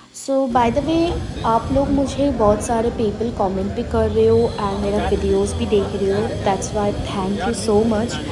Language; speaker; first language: Hindi; non-native, local second language; Bangla